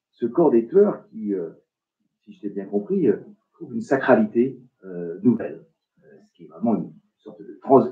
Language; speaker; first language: French; native; French